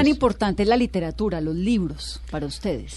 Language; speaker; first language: Spanish; native; Spanish